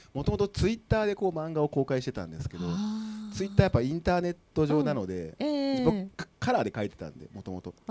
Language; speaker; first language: Japanese; native; Japanese